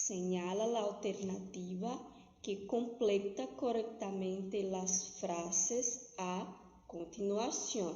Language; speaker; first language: Spanish; non-native, fluent; Portuguese